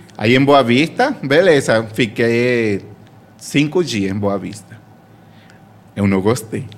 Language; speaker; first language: Portuguese; non-native, fluent; Spanish